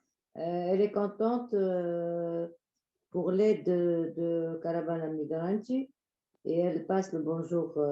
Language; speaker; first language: French; non-native, local second language; Arabic